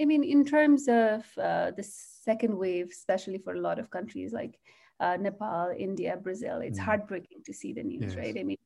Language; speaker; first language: English; non-native, local second language; Nepali